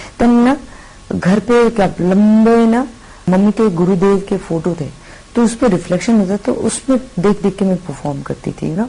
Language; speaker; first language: Hindi; non-native, local second language; Bangla